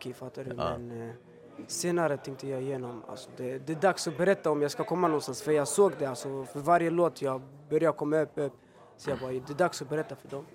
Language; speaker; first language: Swedish; early bilingual, other home language; Albanian